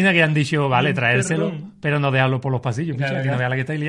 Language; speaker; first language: Spanish; native; Spanish